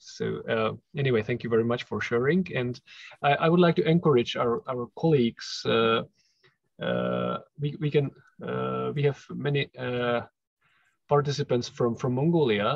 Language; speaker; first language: English; non-native, fluent; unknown